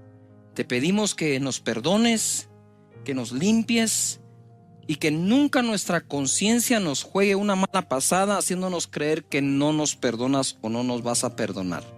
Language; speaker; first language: Spanish; native; Spanish